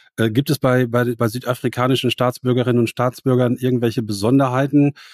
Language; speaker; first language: German; native; German